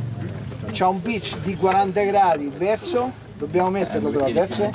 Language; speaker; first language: Italian; native; Italian